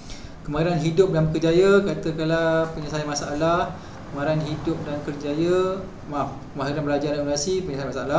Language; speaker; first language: Malay; native; Malay